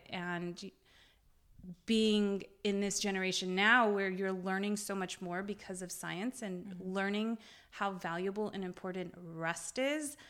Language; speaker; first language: English; early bilingual, other home language; Armenian